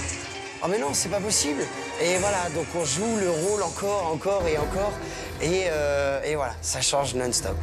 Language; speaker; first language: French; native; French